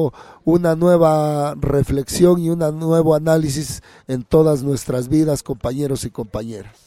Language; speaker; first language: Spanish; native; Spanish